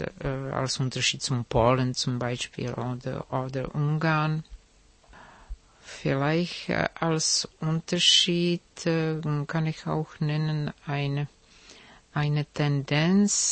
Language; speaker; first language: German; non-native, fluent; Czech